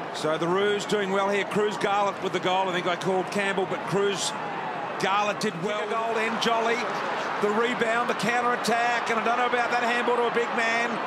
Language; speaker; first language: English; native; English